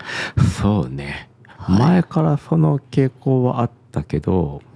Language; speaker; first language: Japanese; native; Japanese